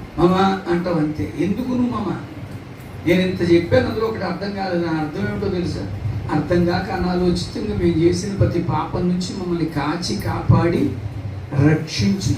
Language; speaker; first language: Telugu; non-native, local second language; Tamil